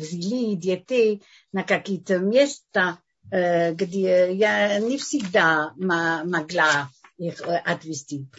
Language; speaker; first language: Russian; non-native, fluent; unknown